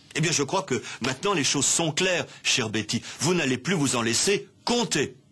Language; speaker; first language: French; native; French